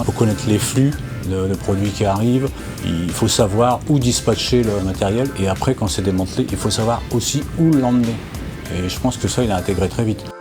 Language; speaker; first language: French; native; French